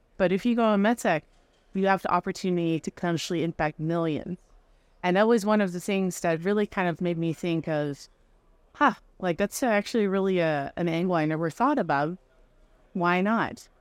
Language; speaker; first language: English; non-native, fluent; Dutch